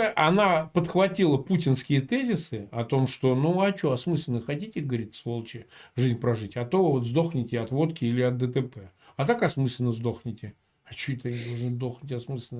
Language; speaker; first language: Russian; native; Russian